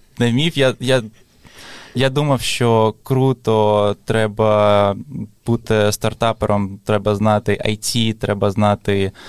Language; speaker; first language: Ukrainian; non-native, local second language; Russian